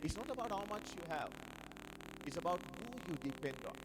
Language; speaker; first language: English; non-native, local second language; Sinhala